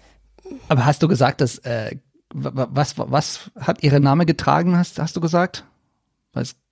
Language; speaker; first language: German; non-native, learner; Afrikaans